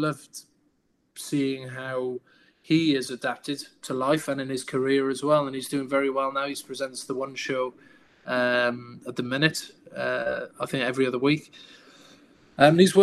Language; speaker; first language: English; native; English